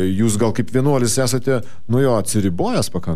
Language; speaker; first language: Lithuanian; native; Lithuanian